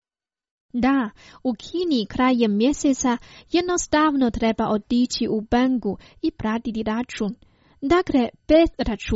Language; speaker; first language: Croatian; non-native, fluent; Chinese